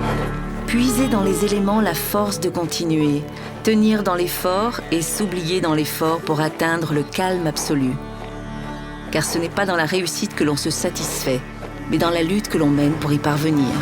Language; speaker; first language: French; native; French